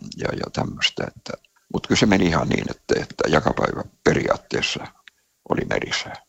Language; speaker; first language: Finnish; native; Finnish